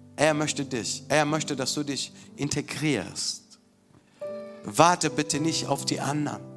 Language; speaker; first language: German; non-native, fluent; Italian